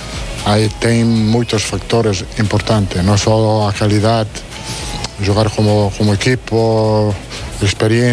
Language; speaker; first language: Portuguese; non-native, fluent; Italian